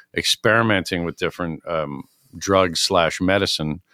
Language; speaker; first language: English; native; English